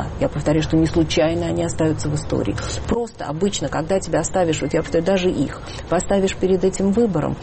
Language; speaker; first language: Russian; native; Russian